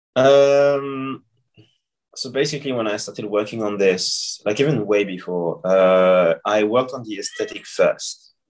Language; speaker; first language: English; non-native, fluent; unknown